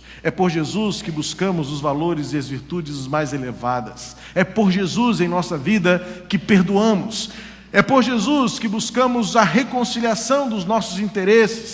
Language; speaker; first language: Portuguese; native; Portuguese